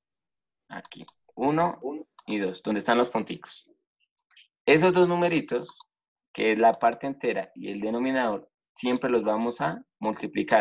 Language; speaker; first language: Spanish; native; Spanish